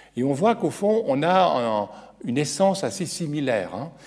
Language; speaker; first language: French; native; French